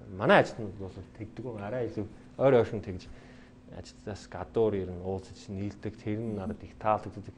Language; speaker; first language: Mongolian; non-native, fluent; English